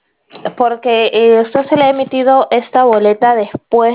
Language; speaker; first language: Spanish; native; Spanish